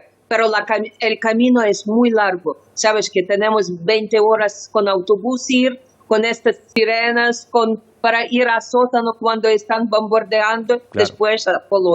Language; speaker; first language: Spanish; non-native, learner; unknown